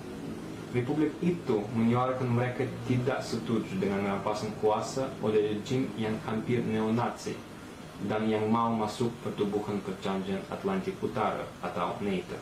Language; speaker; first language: Malay; non-native, fluent; Russian